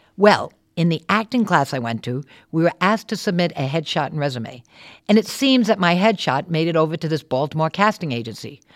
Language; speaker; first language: English; native; English